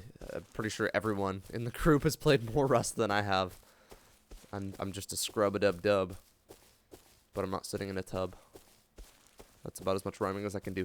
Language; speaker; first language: English; native; English